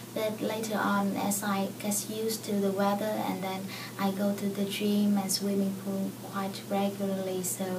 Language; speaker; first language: English; non-native, fluent; Vietnamese